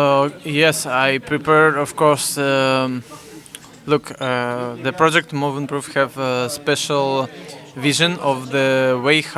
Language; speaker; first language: English; non-native, fluent; Russian